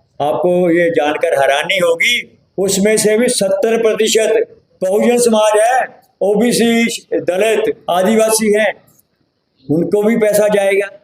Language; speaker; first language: Hindi; native; Hindi